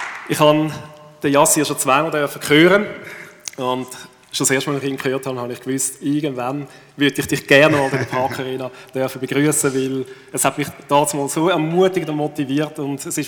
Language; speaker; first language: German; native; German